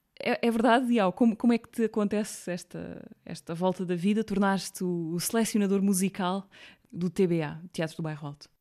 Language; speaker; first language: Portuguese; native; Portuguese